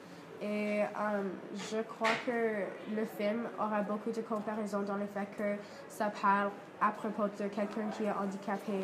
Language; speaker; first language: French; non-native, learner; English